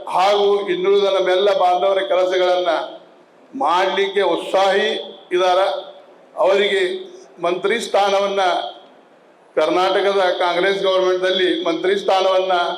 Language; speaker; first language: Kannada; non-native, local second language; Urdu